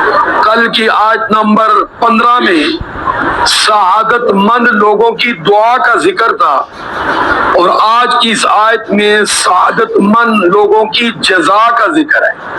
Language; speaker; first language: Urdu; native; Urdu